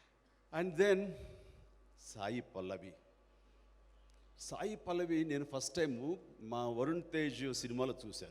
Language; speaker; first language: Telugu; native; Telugu